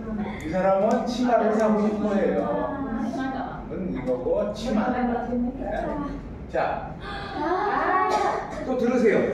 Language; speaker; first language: Korean; non-native, fluent; Indonesian